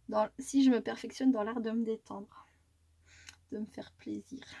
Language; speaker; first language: French; native; French